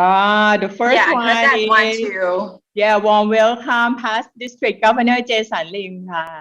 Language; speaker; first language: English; non-native, learner; Thai